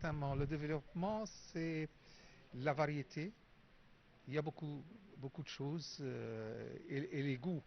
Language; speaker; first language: French; non-native, fluent; Arabic